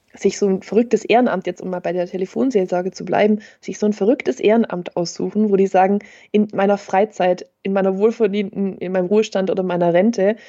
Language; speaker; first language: German; native; German